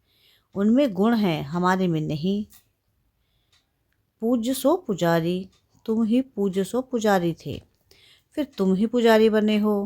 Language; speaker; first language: Hindi; native; Hindi